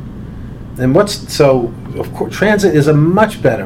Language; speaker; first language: English; native; English